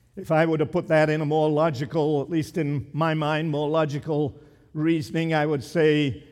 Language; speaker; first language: English; native; English